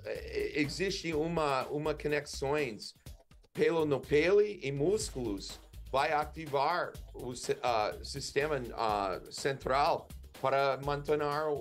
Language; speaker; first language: Portuguese; non-native, learner; English